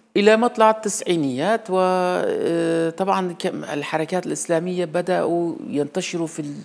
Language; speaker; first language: Arabic; non-native, fluent; Turkish